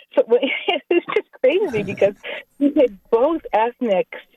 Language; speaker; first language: English; native; English